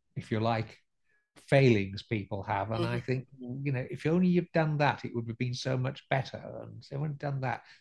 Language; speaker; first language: English; native; English